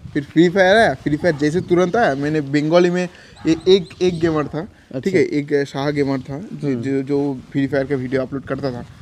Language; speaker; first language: Hindi; non-native, local second language; Bangla